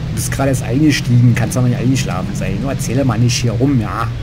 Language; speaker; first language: German; native; German